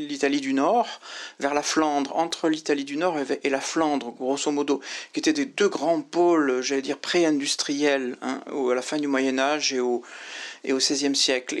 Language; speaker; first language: French; native; French